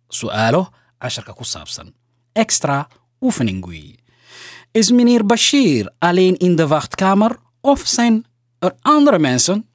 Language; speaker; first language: Dutch; non-native, learner; Somali